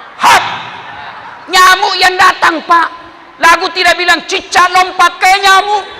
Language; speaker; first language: Indonesian; non-native, local second language; Buginese